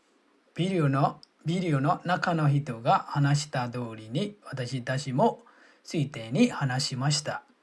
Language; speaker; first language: Japanese; non-native, fluent; Burmese